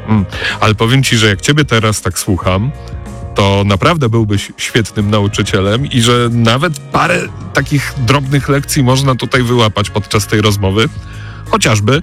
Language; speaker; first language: Polish; native; Polish